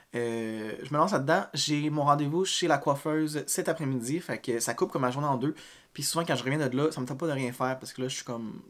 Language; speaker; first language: French; native; French